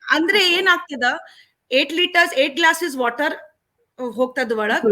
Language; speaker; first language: Kannada; non-native, local second language; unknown